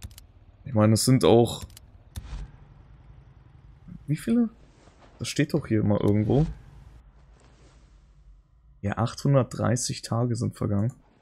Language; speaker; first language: German; native; German